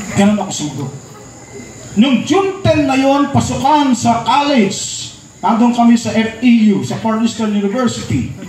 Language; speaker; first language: Filipino; non-native, local second language; Pampanga